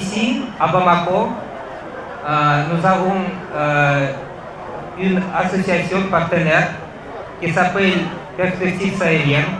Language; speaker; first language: French; non-native, fluent; Russian